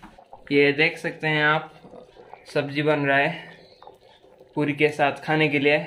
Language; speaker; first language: Hindi; non-native, local second language; Odia